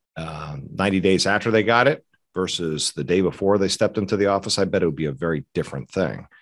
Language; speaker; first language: English; native; English